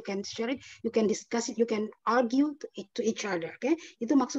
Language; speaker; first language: English; non-native, fluent; Indonesian